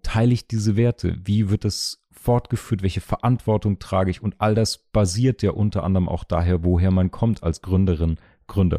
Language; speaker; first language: German; native; German